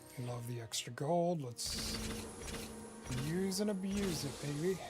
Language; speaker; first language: English; native; English